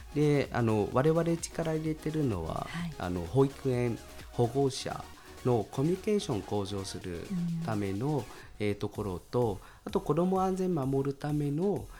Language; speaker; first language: Japanese; non-native, fluent; Vietnamese